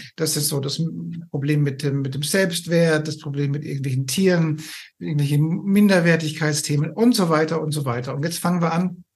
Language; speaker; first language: German; non-native, fluent; Amharic